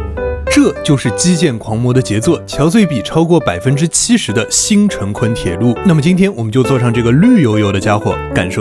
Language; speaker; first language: Chinese; native; Chinese